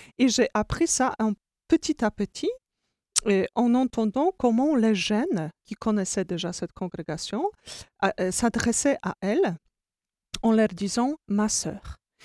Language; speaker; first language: French; non-native, fluent; Polish